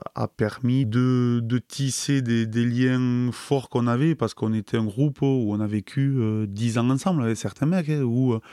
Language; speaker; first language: French; native; French